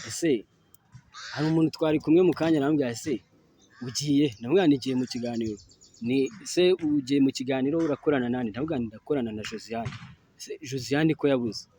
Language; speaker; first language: Kinyarwanda; native; Kinyarwanda